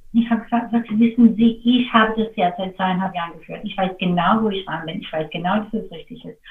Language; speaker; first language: German; non-native, fluent; English